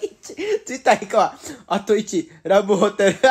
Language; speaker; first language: Japanese; non-native, learner; English